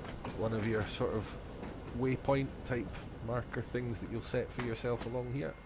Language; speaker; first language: English; native; English